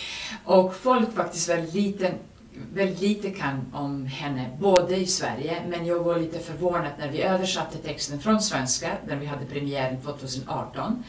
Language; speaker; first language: Swedish; non-native, fluent; Serbian